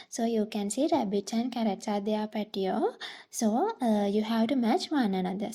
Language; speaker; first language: English; non-native, local second language; Sinhala